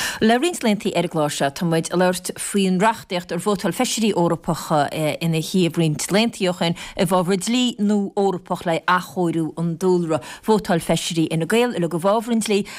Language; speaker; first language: Irish; native; Irish